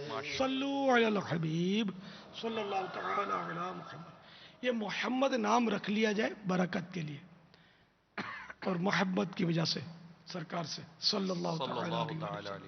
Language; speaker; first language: Urdu; native; Urdu